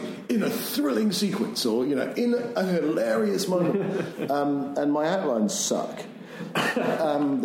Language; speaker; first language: English; native; English